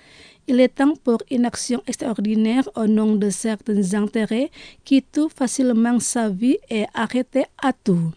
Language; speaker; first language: French; non-native, fluent; Indonesian